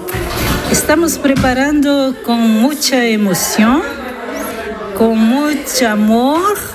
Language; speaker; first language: Spanish; non-native, learner; Italian